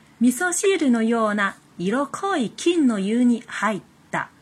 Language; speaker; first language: Japanese; non-native, fluent; Chinese